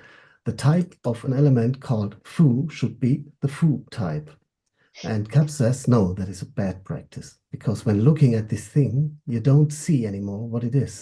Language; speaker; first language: English; non-native, fluent; German